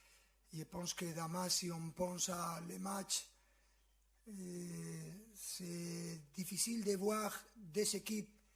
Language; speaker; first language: French; non-native, fluent; Spanish